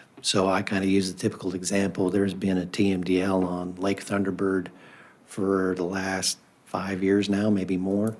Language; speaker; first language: English; native; English